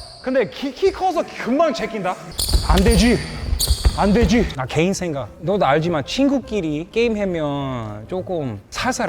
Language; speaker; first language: Korean; non-native, fluent; English